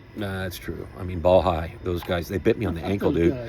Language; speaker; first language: English; native; English